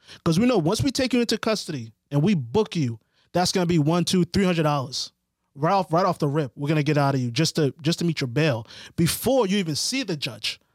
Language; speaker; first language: English; early bilingual, other home language; Haitian Creole